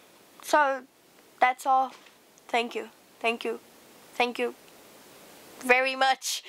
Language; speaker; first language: English; non-native, fluent; Romanian